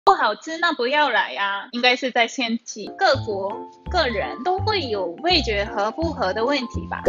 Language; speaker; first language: Chinese; non-native, fluent; Japanese